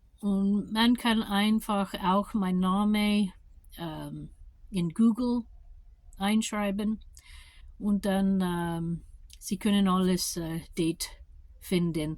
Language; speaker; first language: German; non-native, learner; English